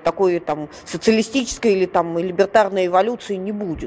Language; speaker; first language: Russian; native; Russian